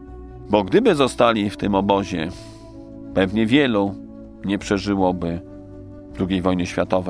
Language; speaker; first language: Polish; native; Polish